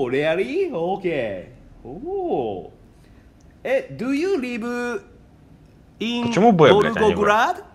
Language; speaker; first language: English; non-native, learner; Japanese